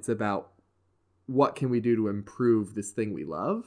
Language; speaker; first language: English; native; English